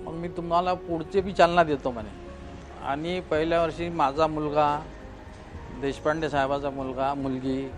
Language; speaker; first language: Marathi; native; Marathi